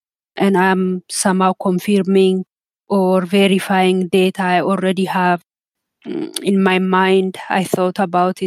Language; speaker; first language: English; non-native, fluent; Amharic